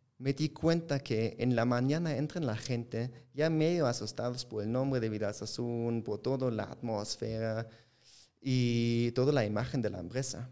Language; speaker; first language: Spanish; non-native, fluent; German